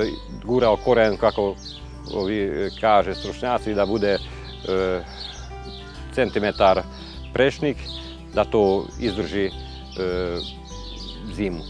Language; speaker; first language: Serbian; non-native, local second language; Hungarian